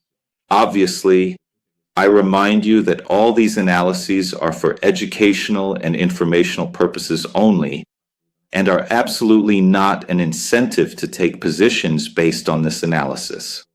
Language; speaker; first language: English; non-native, fluent; Italian